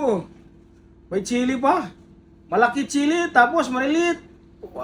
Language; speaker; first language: Filipino; non-native, learner; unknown